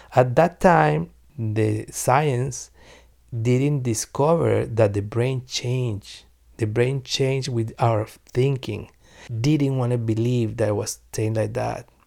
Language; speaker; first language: English; non-native, learner; Spanish